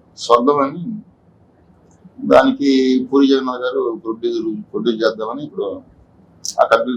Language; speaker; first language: Telugu; native; Telugu